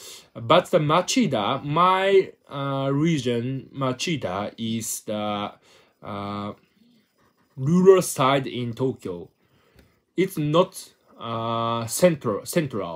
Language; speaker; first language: English; non-native, learner; Japanese